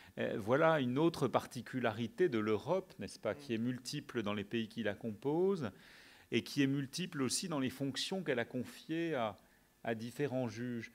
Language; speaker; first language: French; native; French